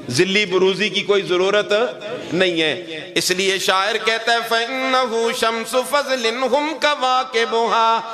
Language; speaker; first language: Urdu; non-native, local second language; Northern Hindko